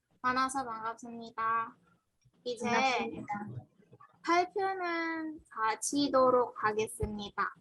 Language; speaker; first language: Korean; non-native, learner; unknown